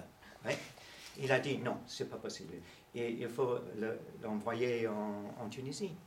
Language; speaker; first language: French; non-native, learner; English